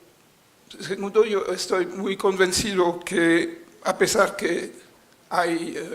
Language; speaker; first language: Spanish; non-native, fluent; French